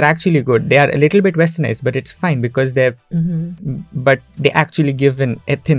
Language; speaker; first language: English; non-native, local second language; Marathi